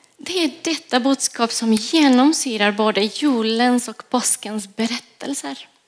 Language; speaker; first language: Swedish; non-native, fluent; Spanish